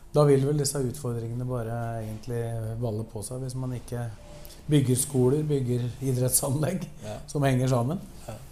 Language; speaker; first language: Norwegian; native; Norwegian